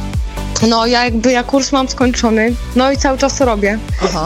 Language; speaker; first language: Polish; native; Polish